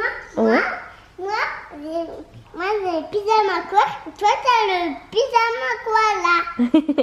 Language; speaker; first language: French; native; French